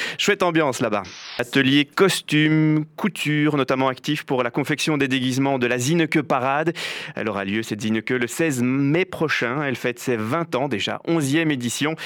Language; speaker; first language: French; native; French